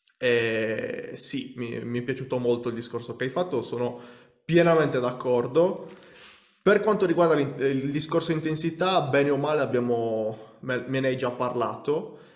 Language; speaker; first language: Italian; native; Italian